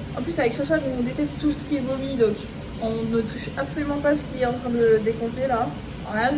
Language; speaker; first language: French; native; French